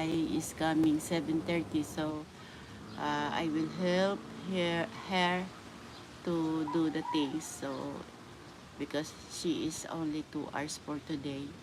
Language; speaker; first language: English; non-native, local second language; Filipino